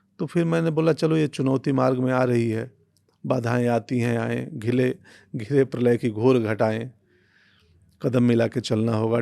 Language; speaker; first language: Hindi; non-native, local second language; Bhojpuri